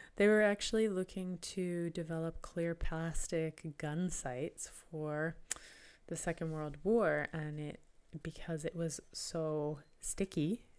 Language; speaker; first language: English; native; English